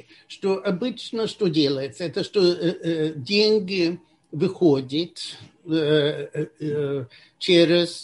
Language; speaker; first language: Russian; non-native, fluent; Swedish